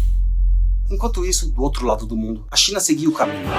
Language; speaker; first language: Portuguese; native; Portuguese